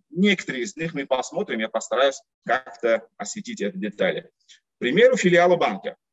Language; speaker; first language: Russian; non-native, local second language; Uzbek